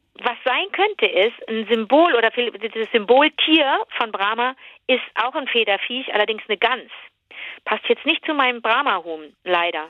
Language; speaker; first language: German; native; German